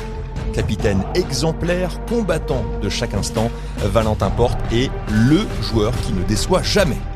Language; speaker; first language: French; native; French